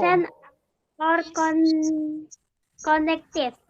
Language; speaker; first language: English; non-native, learner; Indonesian